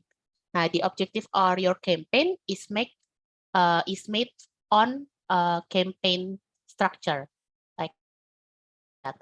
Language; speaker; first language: English; non-native, learner; Indonesian